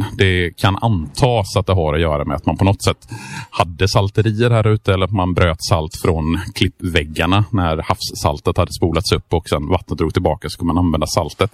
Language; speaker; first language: Swedish; native; Swedish